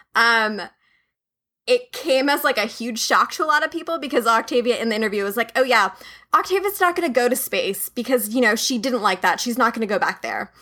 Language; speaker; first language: English; native; English